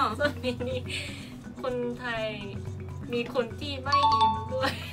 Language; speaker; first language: Thai; non-native, learner; Korean